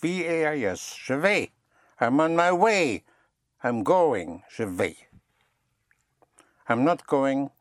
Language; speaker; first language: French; non-native, fluent; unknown